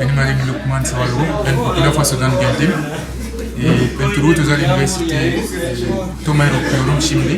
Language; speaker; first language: Turkish; non-native, learner; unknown